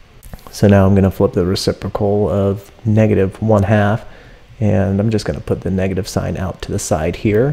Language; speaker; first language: English; native; English